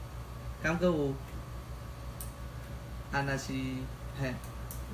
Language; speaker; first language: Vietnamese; non-native, fluent; Chinese